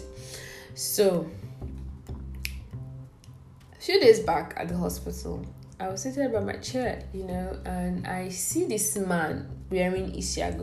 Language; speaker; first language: English; non-native, local second language; Igbo